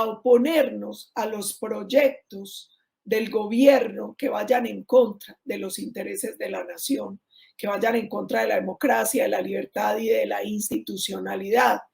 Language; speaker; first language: Spanish; native; Spanish